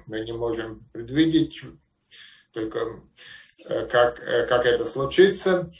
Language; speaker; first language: Russian; non-native, fluent; Latvian